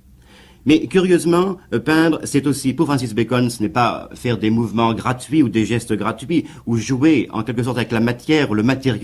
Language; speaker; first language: French; native; French